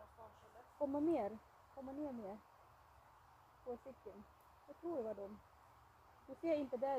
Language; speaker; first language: Swedish; non-native, learner; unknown